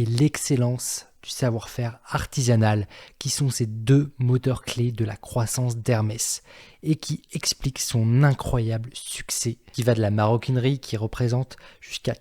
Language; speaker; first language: French; native; French